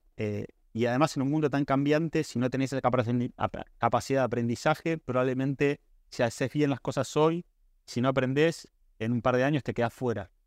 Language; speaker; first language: Spanish; native; Spanish